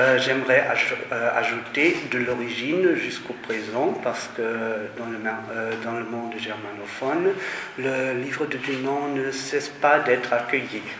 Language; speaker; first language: French; non-native, fluent; German